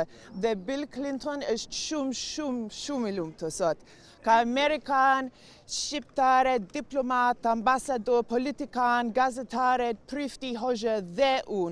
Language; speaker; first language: Albanian; non-native, learner; English